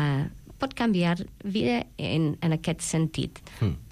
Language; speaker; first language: Catalan; non-native, fluent; English